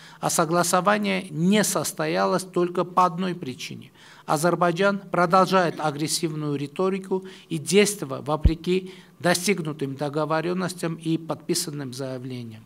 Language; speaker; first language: Russian; non-native, local second language; Armenian